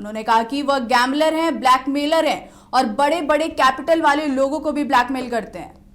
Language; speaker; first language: Hindi; native; Hindi